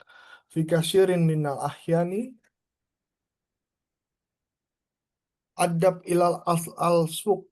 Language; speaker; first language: Arabic; non-native, learner; Indonesian